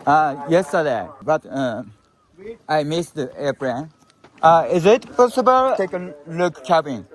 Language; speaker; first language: English; non-native, learner; Japanese